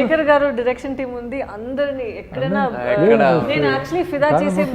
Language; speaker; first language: Telugu; non-native, fluent; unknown